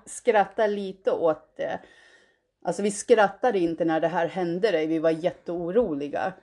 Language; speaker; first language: Swedish; early bilingual, heritage; Swedish